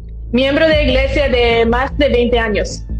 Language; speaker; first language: Spanish; early bilingual, heritage; Spanish